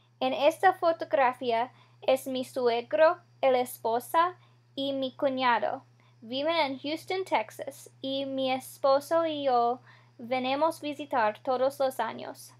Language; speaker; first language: Spanish; non-native, learner; English